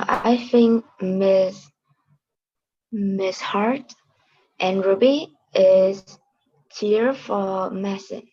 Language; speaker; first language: English; non-native, learner; Korean